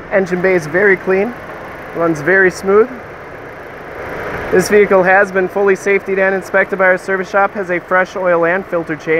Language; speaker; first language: English; native; English